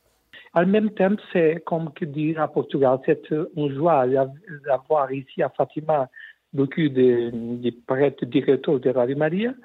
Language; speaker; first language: French; non-native, learner; Portuguese